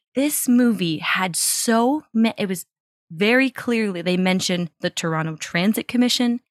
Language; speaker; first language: English; native; English